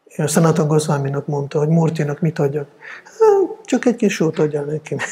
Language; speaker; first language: Hungarian; non-native, fluent; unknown